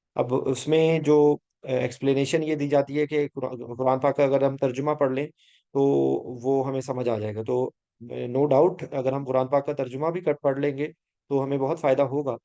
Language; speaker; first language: Urdu; native; Urdu